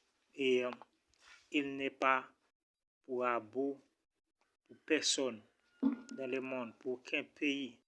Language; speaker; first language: French; non-native, local second language; Haitian Creole